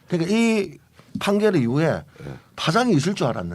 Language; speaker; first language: Korean; native; Korean